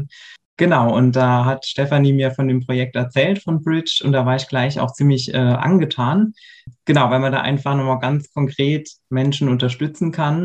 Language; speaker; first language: German; native; German